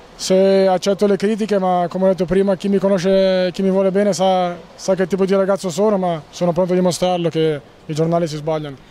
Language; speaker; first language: Italian; native; Italian